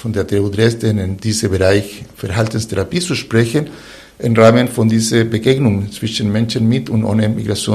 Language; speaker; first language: German; non-native, fluent; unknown